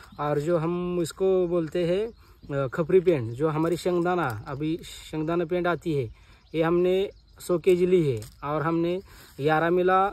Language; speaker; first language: Hindi; non-native, local second language; Marathi